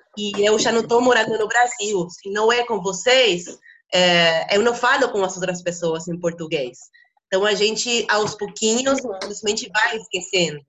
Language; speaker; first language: Portuguese; non-native, fluent; Spanish